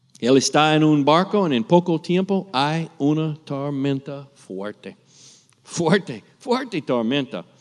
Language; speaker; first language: Spanish; non-native, learner; English